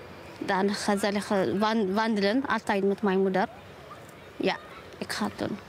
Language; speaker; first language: Dutch; non-native, learner; Tigrinya